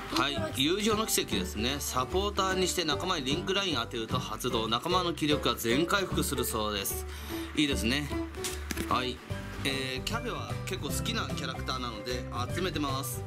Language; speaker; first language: Japanese; native; Japanese